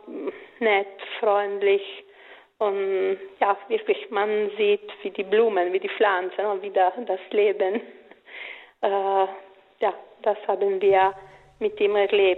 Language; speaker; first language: German; non-native, fluent; Italian